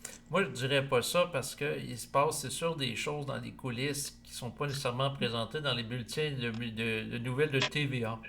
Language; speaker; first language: French; native; French